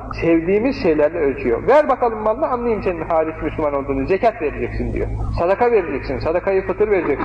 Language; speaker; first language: Turkish; native; Turkish